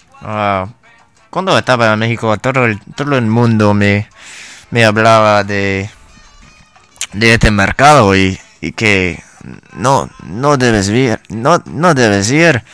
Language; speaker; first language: Spanish; non-native, learner; English